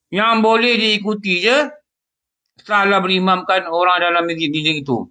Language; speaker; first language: Malay; native; Malay